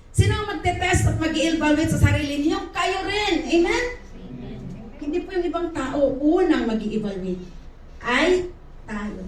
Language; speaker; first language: Filipino; non-native, local second language; Cebuano